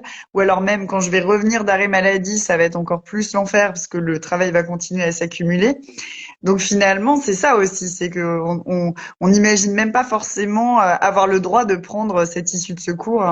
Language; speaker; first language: French; native; French